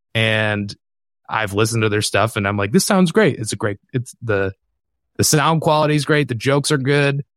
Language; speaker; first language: English; native; English